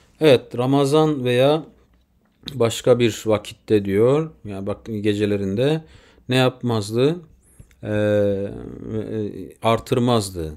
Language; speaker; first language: Turkish; native; Turkish